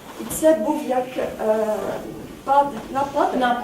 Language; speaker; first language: Ukrainian; non-native, fluent; French